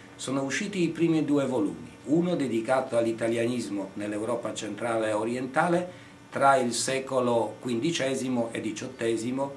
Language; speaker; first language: Italian; non-native, fluent; Polish